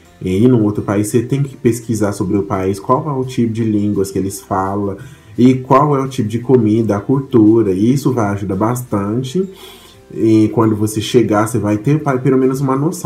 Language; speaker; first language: Portuguese; non-native, fluent; Haitian Creole